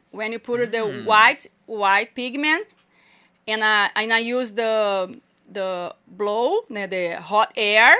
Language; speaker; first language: English; non-native, learner; Portuguese